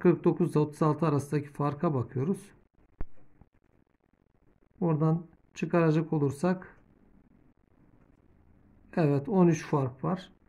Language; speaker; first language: Turkish; native; Turkish